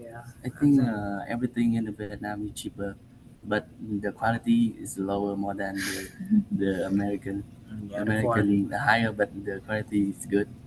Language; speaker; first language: English; non-native, learner; Vietnamese